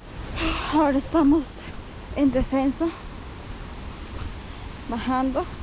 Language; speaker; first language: Spanish; native; Spanish